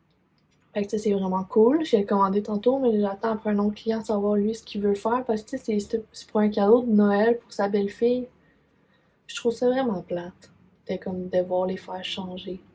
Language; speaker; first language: French; native; French